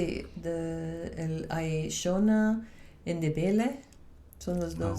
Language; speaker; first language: Spanish; non-native, fluent; Dutch